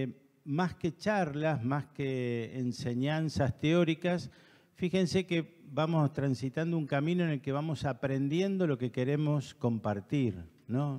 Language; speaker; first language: Spanish; native; Spanish